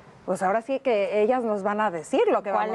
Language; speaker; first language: Spanish; native; Spanish